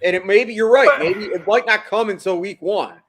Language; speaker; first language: English; native; English